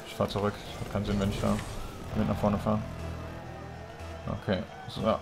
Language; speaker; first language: German; native; German